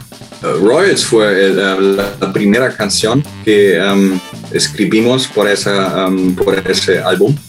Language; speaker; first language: Spanish; non-native, learner; German